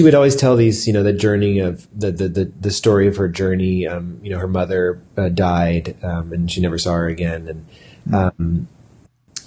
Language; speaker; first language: English; native; English